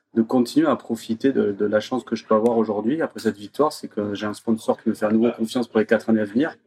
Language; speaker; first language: French; native; French